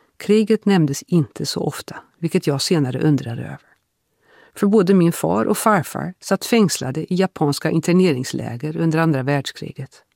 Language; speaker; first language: Swedish; early bilingual, heritage; Swedish